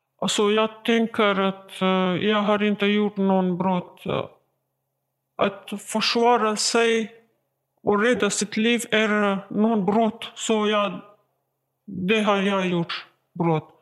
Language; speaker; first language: Swedish; non-native, learner; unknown